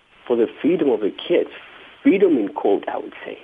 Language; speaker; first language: English; non-native, local second language; Akan